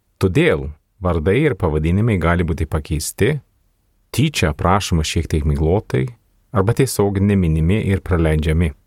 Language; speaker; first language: Lithuanian; non-native, fluent; Swedish